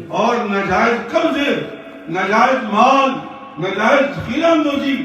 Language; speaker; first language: Urdu; non-native, local second language; Punjabi